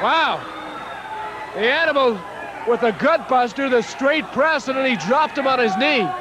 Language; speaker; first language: English; native; English